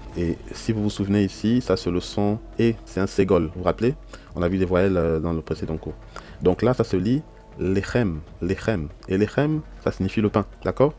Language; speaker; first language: French; native; French